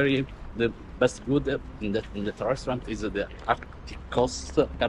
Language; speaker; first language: English; non-native, learner; Italian